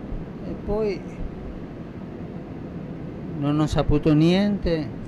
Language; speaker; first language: Italian; non-native, fluent; Spanish